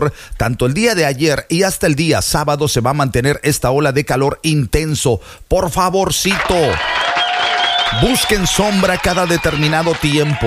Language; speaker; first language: Spanish; native; Spanish